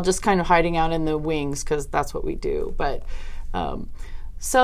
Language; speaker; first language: English; native; English